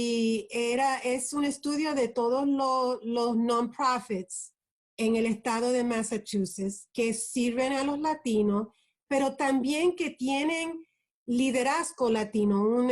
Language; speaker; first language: Spanish; early bilingual, heritage; Spanish